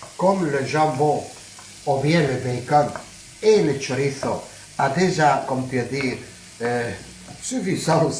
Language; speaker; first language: French; non-native, fluent; Spanish